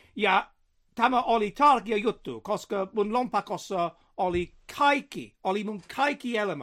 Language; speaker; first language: Finnish; non-native, learner; English